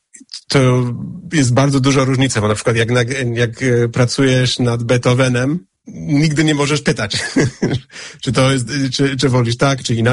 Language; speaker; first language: Polish; non-native, fluent; English